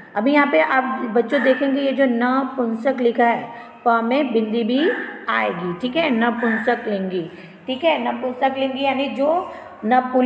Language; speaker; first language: Hindi; non-native, local second language; Marathi